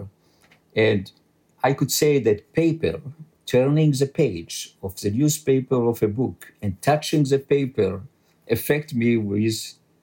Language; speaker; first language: English; non-native, fluent; French